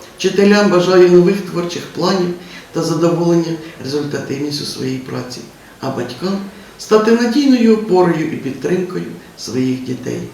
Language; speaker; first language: Ukrainian; native; Ukrainian